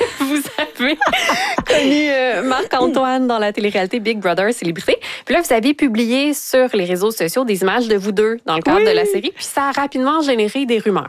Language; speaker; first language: French; native; French